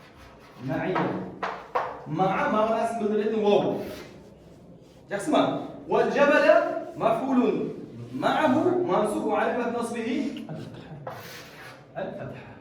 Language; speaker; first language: Arabic; non-native, fluent; Kazakh